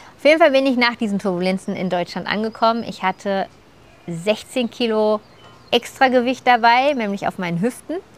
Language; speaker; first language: German; native; German